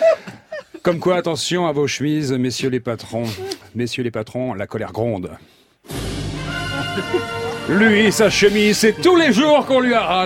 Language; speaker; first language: French; native; French